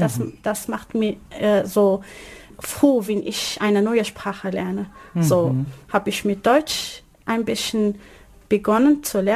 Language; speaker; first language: German; non-native, learner; Arabic